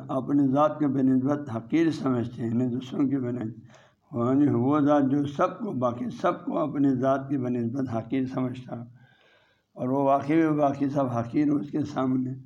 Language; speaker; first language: Urdu; non-native, local second language; Balti